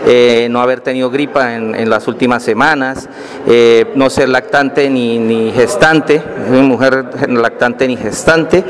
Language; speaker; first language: Spanish; native; Spanish